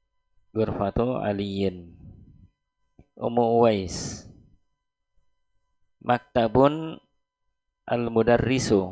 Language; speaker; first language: Arabic; non-native, fluent; Indonesian